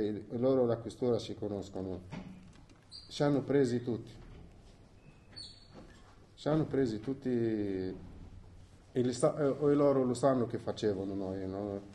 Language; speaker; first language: Italian; non-native, fluent; Arabic